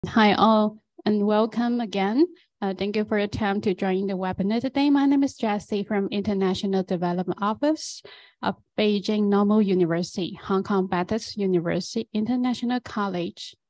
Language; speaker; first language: English; non-native, fluent; Chinese